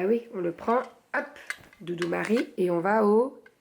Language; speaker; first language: French; native; French